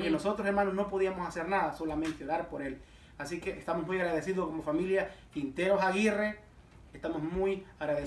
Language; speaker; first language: Spanish; native; Spanish